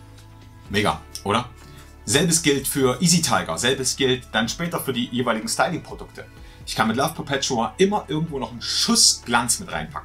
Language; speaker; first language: German; native; German